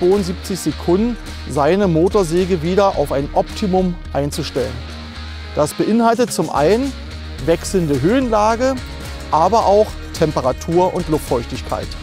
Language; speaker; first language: German; native; German